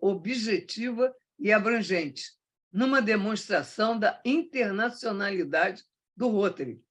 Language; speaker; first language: Portuguese; native; Portuguese